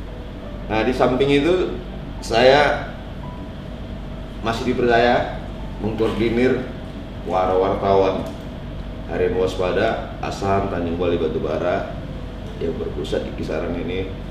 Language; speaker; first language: Indonesian; native; Indonesian